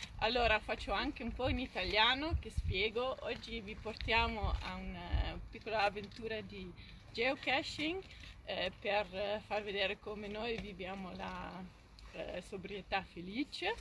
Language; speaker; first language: Italian; non-native, fluent; Dutch